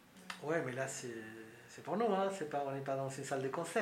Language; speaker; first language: French; native; French